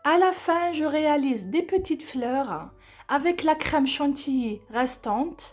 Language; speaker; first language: French; non-native, local second language; Arabic